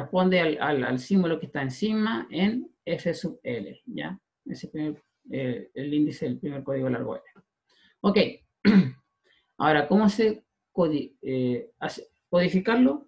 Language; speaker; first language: Spanish; native; Spanish